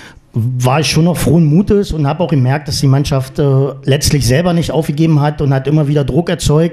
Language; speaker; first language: German; native; German